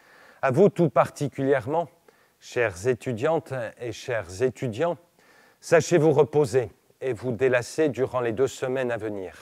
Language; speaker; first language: French; native; French